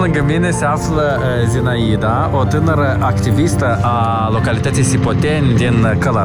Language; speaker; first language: Romanian; native; Romanian